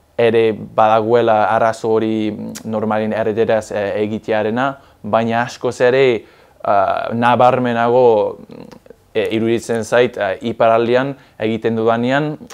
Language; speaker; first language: Basque; non-native, fluent; English